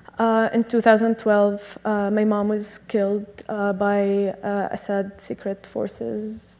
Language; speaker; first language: English; non-native, fluent; Arabic